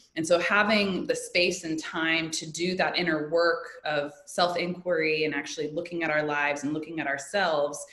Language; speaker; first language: English; native; English